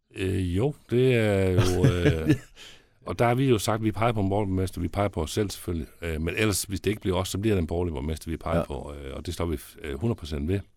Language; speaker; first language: Danish; native; Danish